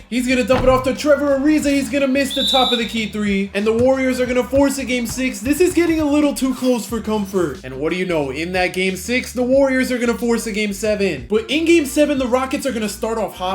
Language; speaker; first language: English; native; English